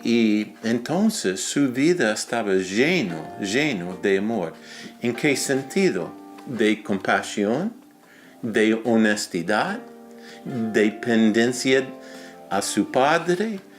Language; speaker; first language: Spanish; non-native, fluent; English